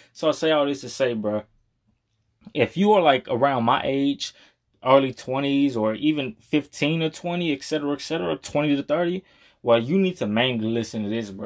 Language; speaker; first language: English; native; English